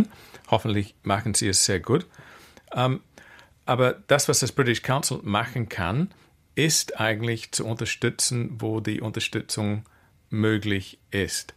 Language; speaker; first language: German; non-native, fluent; English